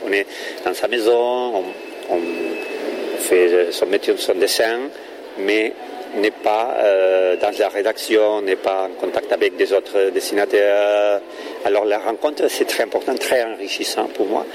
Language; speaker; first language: French; non-native, learner; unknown